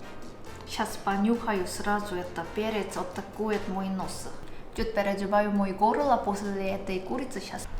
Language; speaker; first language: Russian; non-native, learner; Korean